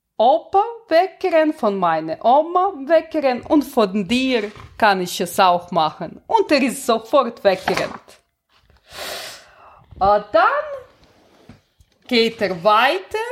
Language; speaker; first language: German; non-native, learner; Russian